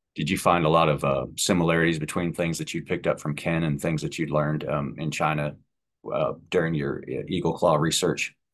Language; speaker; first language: English; native; English